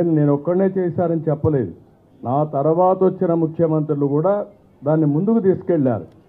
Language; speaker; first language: Telugu; native; Telugu